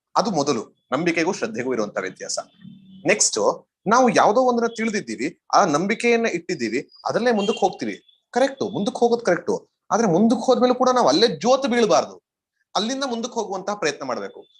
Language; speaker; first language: Kannada; native; Kannada